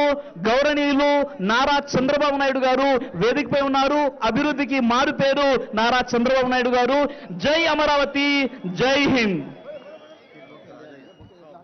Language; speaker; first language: Telugu; native; Telugu